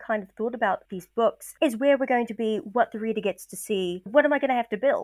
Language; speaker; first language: English; native; English